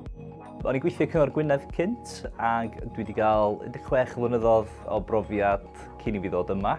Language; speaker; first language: Welsh; native; Welsh